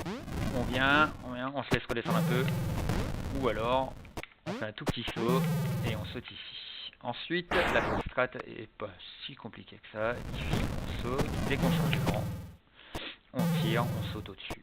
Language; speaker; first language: French; native; French